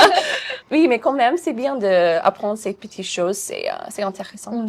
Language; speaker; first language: French; non-native, fluent; English